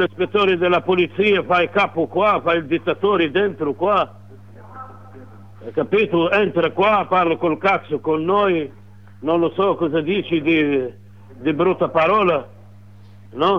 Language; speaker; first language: Italian; non-native, learner; Arabic